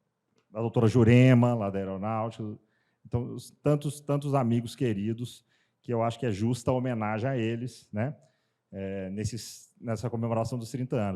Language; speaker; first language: Portuguese; native; Portuguese